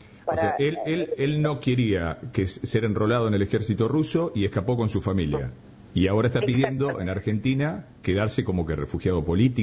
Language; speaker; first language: Spanish; native; Spanish